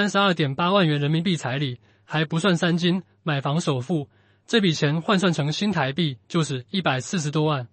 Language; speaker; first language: Chinese; native; Chinese